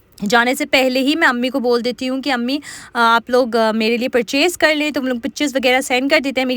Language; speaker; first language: Urdu; native; Urdu